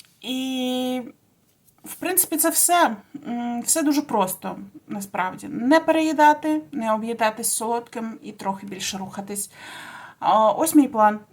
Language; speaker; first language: Ukrainian; non-native, local second language; Russian